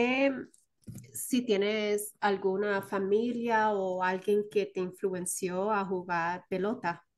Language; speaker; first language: Spanish; early bilingual, heritage; Spanish